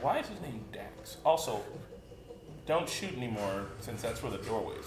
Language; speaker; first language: English; native; English